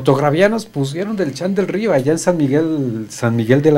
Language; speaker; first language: Spanish; native; Spanish